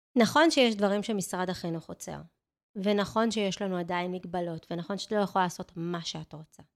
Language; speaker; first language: Hebrew; native; Hebrew